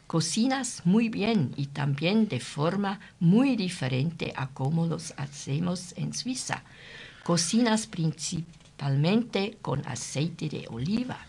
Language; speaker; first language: Spanish; non-native, learner; German